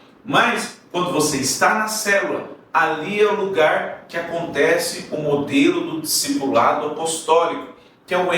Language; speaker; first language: Portuguese; native; Portuguese